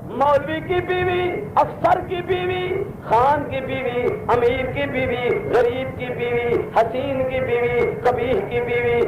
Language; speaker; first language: Urdu; non-native, local second language; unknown